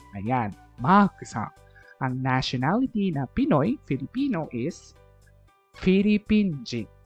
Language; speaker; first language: English; non-native, local second language; Filipino